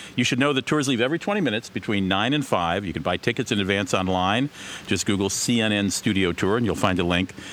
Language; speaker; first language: English; non-native, fluent; Korean